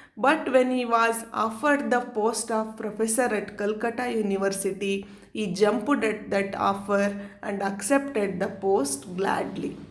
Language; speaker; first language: English; non-native, local second language; Kannada